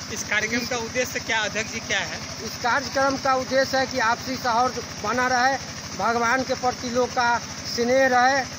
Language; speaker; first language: Hindi; native; Hindi